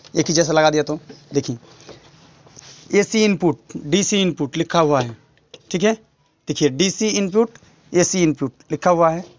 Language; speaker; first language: Hindi; non-native, local second language; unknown